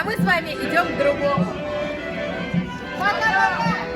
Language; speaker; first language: Russian; native; Russian